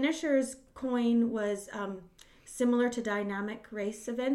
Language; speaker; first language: English; native; English